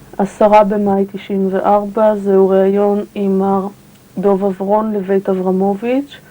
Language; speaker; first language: Hebrew; native; Hebrew